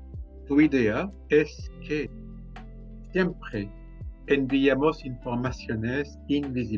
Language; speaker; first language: Spanish; non-native, fluent; French